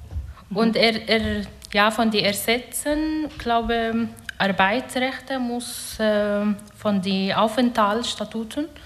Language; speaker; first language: German; non-native, learner; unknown